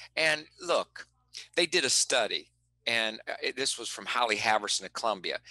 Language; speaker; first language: English; native; English